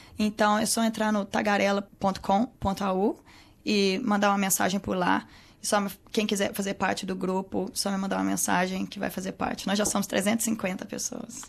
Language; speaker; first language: Portuguese; native; Portuguese